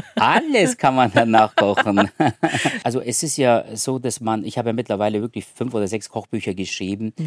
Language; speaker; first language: German; early bilingual, other home language; Turkish